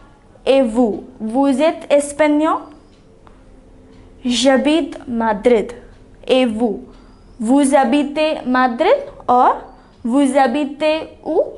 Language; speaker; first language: French; non-native, fluent; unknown